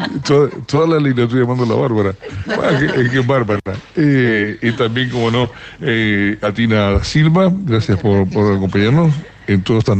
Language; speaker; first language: Spanish; native; Spanish